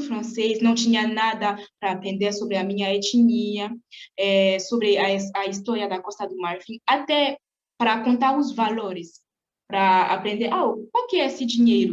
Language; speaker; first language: Portuguese; non-native, fluent; French